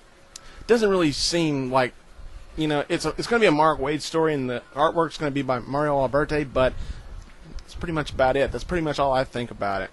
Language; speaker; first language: English; native; English